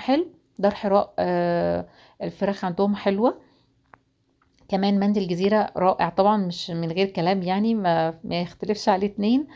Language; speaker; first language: Arabic; native; Arabic